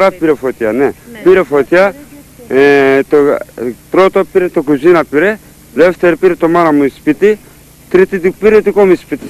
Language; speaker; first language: Greek; non-native, local second language; Turkish